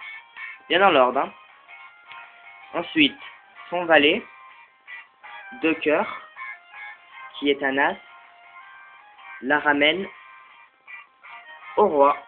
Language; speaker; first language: French; native; French